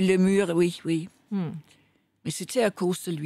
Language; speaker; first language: French; non-native, fluent; Danish